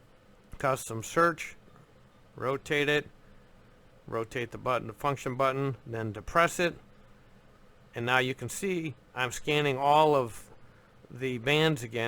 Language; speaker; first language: English; native; English